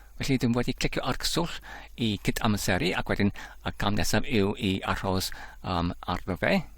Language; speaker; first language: Welsh; non-native, learner; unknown